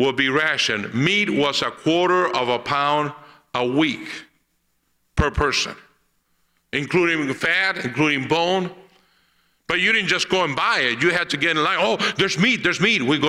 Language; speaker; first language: English; early bilingual, other home language; Spanish